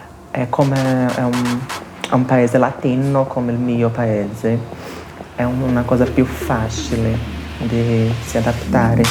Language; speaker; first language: Italian; non-native, fluent; Portuguese